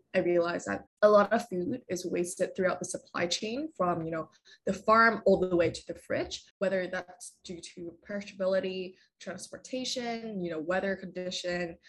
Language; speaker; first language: English; non-native, fluent; Vietnamese